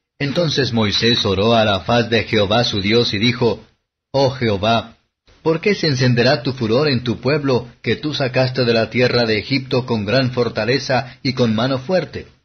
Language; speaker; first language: Spanish; non-native, fluent; Portuguese